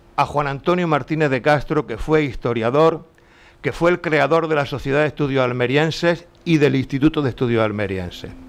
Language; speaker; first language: Spanish; native; Spanish